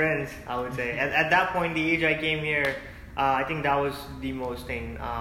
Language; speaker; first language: English; non-native, local second language; Hindi